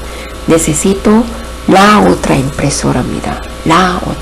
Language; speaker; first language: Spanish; non-native, fluent; Korean